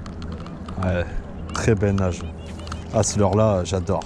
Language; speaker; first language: French; native; French